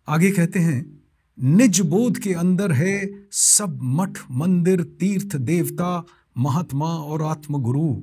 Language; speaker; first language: Hindi; non-native, local second language; Bangla